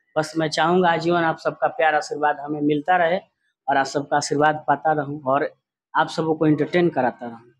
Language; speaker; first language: Hindi; non-native, local second language; Bhojpuri